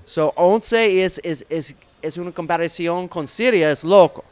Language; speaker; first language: Spanish; non-native, learner; English